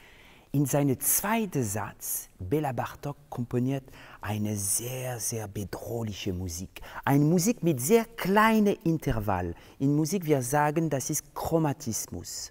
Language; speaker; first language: German; non-native, fluent; French